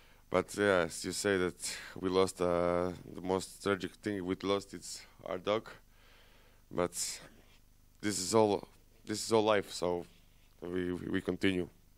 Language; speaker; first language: English; non-native, fluent; Croatian